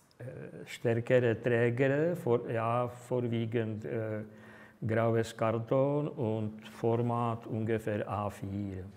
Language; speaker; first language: German; non-native, fluent; Czech